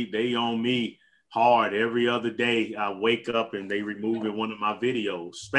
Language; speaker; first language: English; native; English